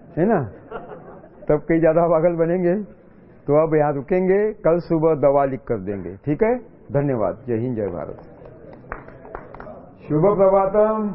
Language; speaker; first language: Hindi; non-native, local second language; Marathi